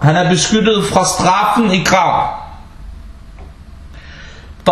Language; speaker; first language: Danish; early bilingual, other home language; Arabic